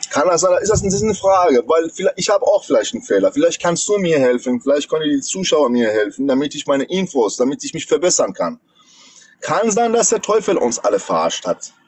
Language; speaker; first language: German; non-native, fluent; Persian